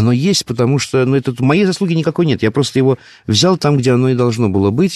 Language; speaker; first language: Russian; native; Russian